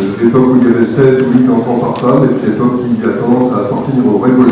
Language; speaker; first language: French; native; French